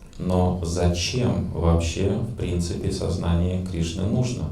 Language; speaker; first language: Russian; native; Russian